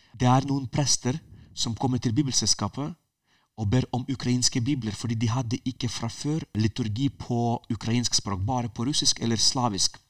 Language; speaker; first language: Norwegian; non-native, fluent; Ukrainian